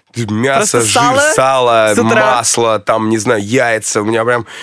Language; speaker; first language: Russian; native; Russian